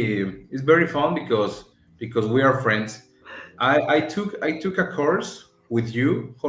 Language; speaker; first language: English; non-native, learner; Spanish